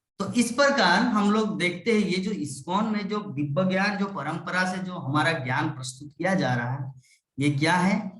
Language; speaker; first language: Hindi; non-native, local second language; Bangla